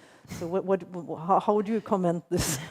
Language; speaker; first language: English; non-native, fluent; Estonian